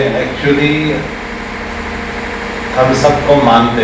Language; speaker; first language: Hindi; early bilingual, heritage; Hindi